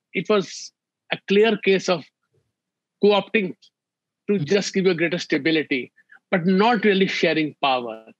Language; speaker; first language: English; non-native, local second language; Hindi